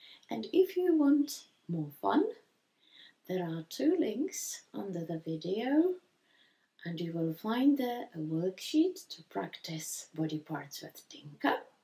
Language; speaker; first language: English; non-native, fluent; Czech